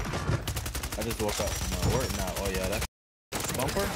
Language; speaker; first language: English; native; English